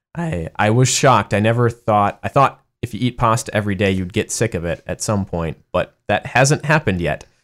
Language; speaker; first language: English; native; English